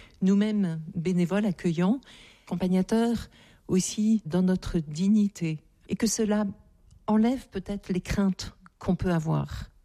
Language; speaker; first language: French; native; French